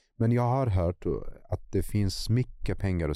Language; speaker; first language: Swedish; non-native, fluent; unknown